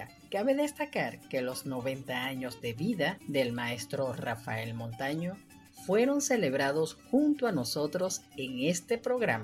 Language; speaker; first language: Spanish; native; Spanish